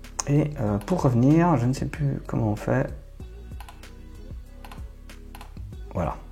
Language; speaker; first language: French; native; French